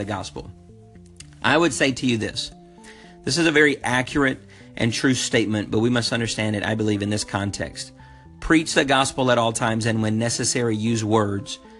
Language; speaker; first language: English; native; English